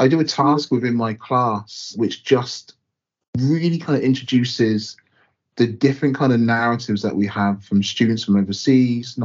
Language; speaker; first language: English; native; English